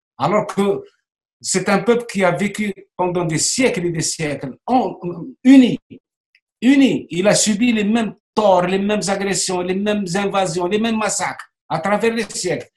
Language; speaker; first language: French; non-native, local second language; Arabic